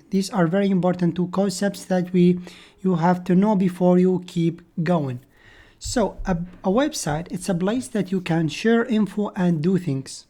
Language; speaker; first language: English; non-native, fluent; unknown